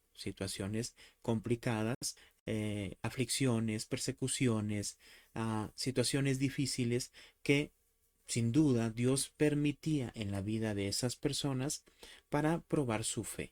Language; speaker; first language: Spanish; native; Spanish